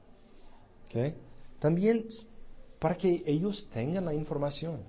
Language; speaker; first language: Spanish; non-native, fluent; English